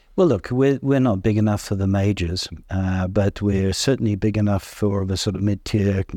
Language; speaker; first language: English; native; English